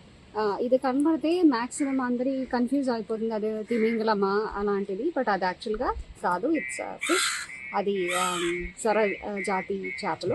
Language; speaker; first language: Telugu; non-native, fluent; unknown